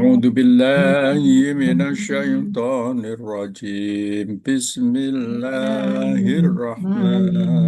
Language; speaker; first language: Arabic; non-native, fluent; Indonesian